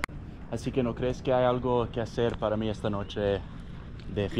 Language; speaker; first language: Spanish; non-native, learner; English